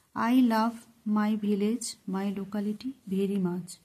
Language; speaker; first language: English; non-native, local second language; Bangla